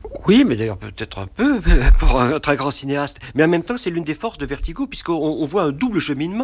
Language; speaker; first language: French; native; French